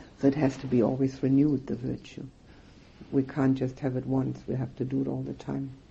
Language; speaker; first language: English; non-native, fluent; German